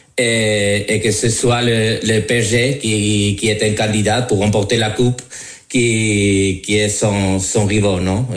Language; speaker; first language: French; non-native, learner; Spanish